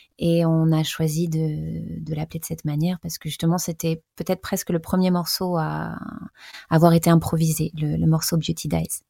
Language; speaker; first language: French; native; French